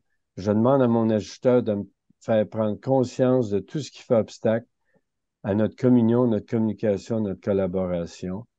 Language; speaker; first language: French; native; French